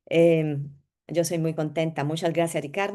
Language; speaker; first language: Spanish; non-native, learner; Italian